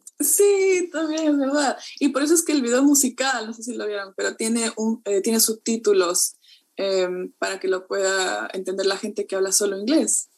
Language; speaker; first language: Spanish; native; Spanish